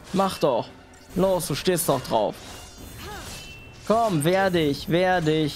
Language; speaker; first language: German; native; German